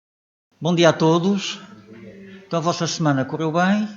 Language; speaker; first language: Portuguese; native; Portuguese